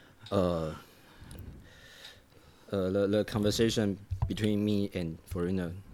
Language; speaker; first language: English; non-native, learner; Chinese